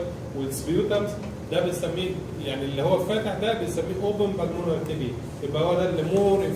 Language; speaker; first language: Arabic; native; Arabic